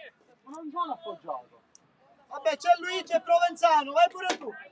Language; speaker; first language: Italian; native; Italian